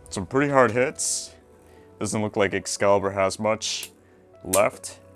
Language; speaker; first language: English; native; English